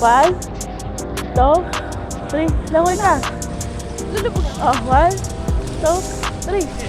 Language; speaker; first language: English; non-native, local second language; Filipino